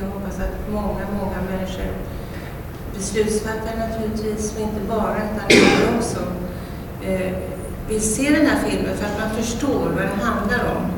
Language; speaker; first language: Swedish; native; Swedish